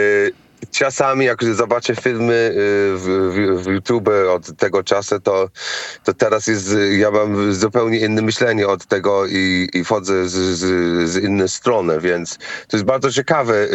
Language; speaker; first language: Polish; non-native, fluent; English